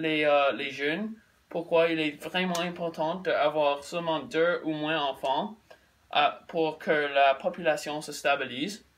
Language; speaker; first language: French; non-native, learner; English